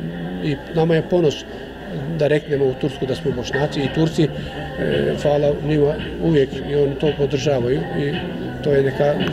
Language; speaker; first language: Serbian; early bilingual, heritage; Croatian